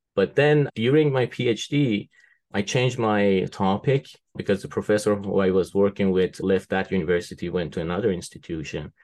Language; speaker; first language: English; non-native, fluent; Persian